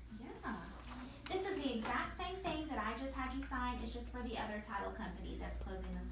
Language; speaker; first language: English; native; English